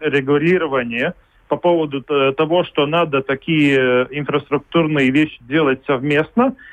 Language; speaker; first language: Russian; non-native, local second language; Latvian